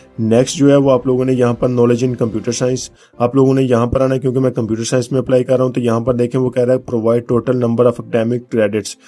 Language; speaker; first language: Urdu; native; Urdu